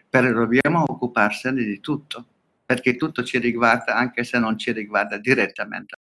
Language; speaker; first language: Italian; non-native, fluent; Hungarian